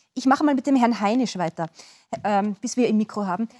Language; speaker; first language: German; native; German